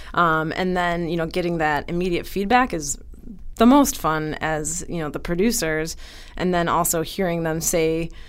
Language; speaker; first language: English; native; English